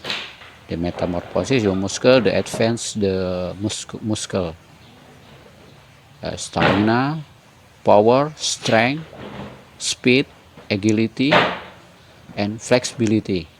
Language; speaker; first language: English; non-native, learner; Indonesian